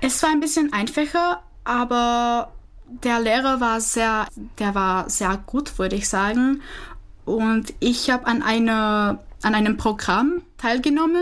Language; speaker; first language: German; non-native, fluent; Czech